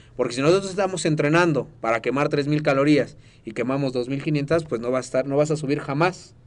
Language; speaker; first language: Spanish; native; Spanish